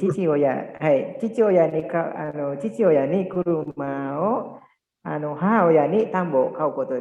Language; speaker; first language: Japanese; non-native, learner; Indonesian